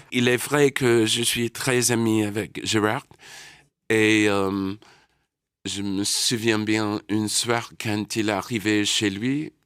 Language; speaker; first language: French; non-native, learner; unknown